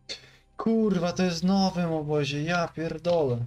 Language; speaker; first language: Polish; native; Polish